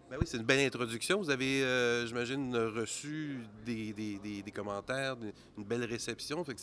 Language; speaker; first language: French; native; French